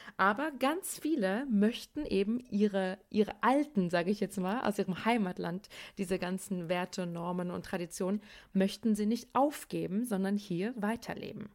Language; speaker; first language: German; early bilingual, other home language; Persian